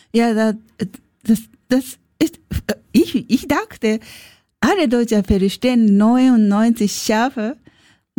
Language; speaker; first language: German; non-native, learner; Japanese